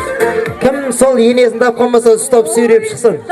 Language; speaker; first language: Kazakh; native; Kazakh